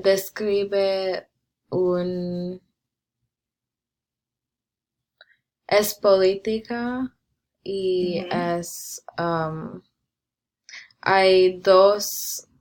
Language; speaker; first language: Spanish; non-native, learner; English